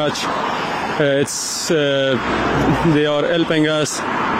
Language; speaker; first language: English; non-native, learner; Persian